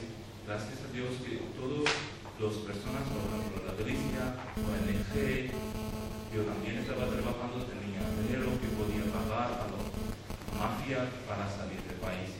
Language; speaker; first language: Spanish; non-native, learner; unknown